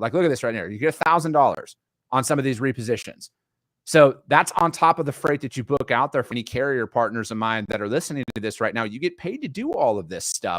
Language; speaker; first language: English; native; English